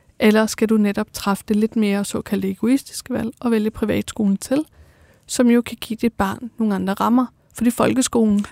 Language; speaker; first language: Danish; early bilingual, other home language; Persian